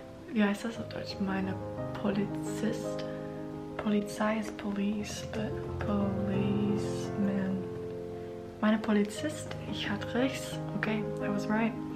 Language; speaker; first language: German; non-native, learner; English